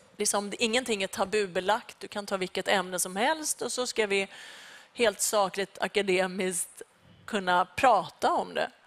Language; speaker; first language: Swedish; early bilingual, other home language; Persian